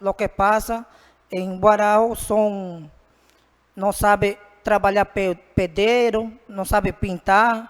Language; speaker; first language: Portuguese; non-native, learner; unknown